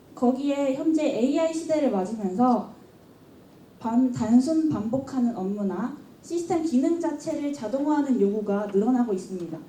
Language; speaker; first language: Korean; native; Korean